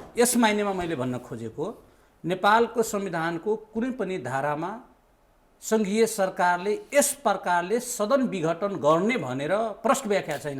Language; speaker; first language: Nepali; non-native, local second language; Maithili